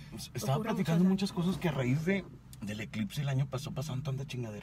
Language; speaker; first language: Spanish; native; Spanish